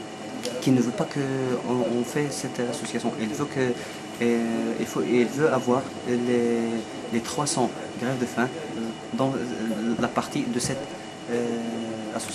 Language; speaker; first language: French; non-native, learner; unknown